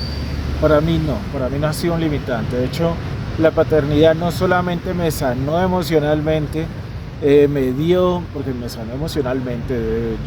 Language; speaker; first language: Spanish; native; Spanish